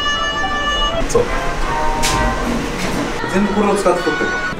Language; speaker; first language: Japanese; non-native, fluent; Russian